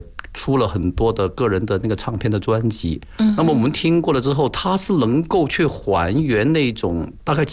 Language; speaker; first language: Chinese; native; Chinese